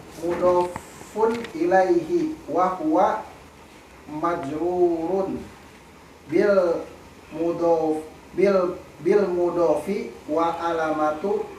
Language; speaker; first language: Arabic; non-native, learner; Indonesian